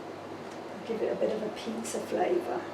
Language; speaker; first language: English; native; English